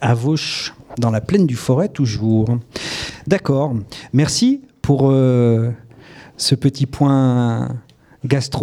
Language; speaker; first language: French; native; French